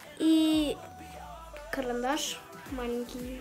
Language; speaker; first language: Russian; early bilingual, heritage; Russian